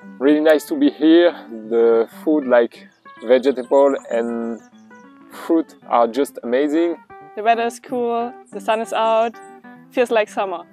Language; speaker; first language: English; non-native, fluent; German